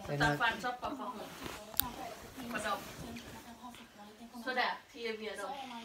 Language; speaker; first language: Swedish; non-native, learner; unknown